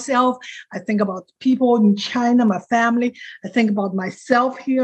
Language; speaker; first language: English; non-native, fluent; Chinese